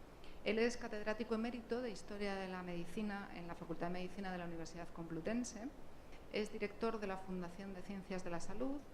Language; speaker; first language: Spanish; native; Spanish